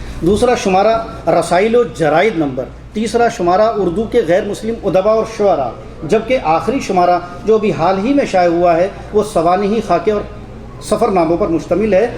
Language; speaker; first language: Urdu; native; Urdu